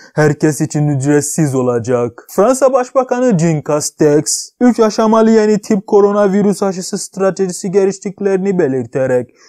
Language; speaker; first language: Turkish; non-native, fluent; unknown